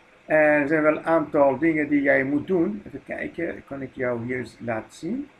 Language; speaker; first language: Dutch; non-native, fluent; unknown